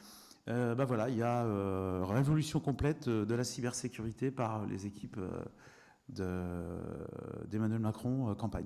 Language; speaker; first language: French; native; French